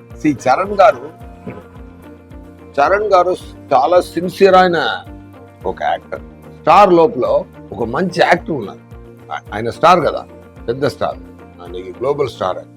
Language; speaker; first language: Telugu; non-native, learner; Tamil